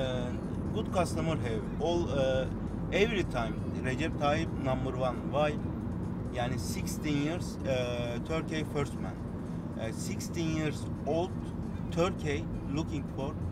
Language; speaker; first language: English; non-native, learner; Turkish